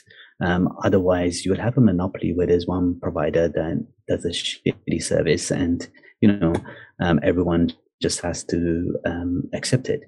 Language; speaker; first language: English; native; English